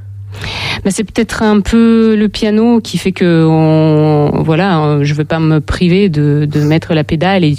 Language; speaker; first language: French; non-native, fluent; Russian